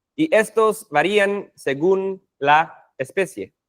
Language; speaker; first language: Spanish; non-native, fluent; English